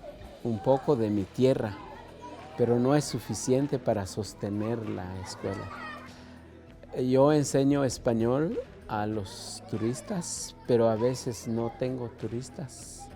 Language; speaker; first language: Spanish; non-native, local second language; Kʼicheʼ